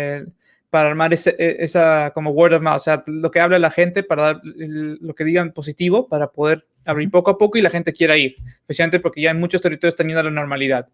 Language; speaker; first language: Spanish; native; Spanish